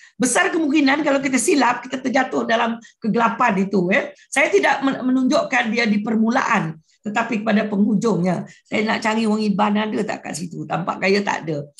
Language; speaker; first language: Malay; non-native, local second language; Iban